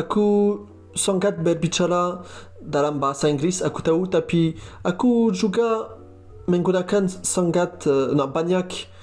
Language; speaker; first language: Indonesian; non-native, learner; French